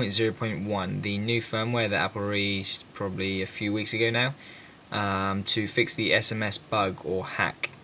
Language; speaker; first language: English; native; English